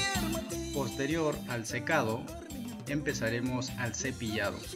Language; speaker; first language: Spanish; native; Spanish